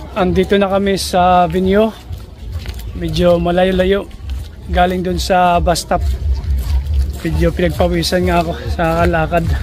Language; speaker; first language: Filipino; native; Filipino